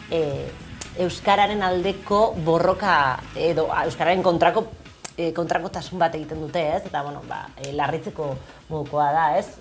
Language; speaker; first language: Basque; non-native, local second language; Spanish